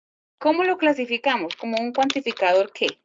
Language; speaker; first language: Spanish; native; Spanish